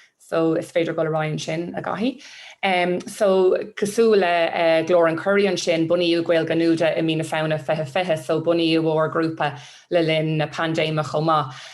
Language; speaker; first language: Irish; non-native, local second language; English